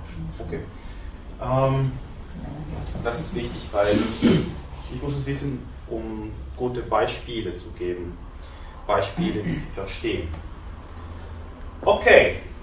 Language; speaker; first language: German; non-native, fluent; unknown